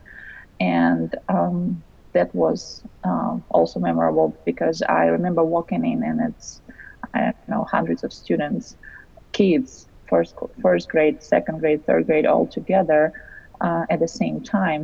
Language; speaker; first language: English; non-native, fluent; Russian